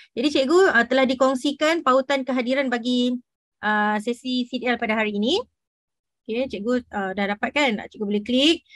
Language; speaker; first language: Malay; native; Malay